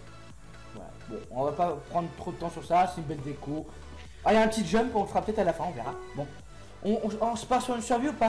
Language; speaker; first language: French; native; French